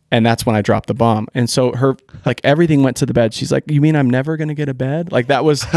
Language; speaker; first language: English; native; English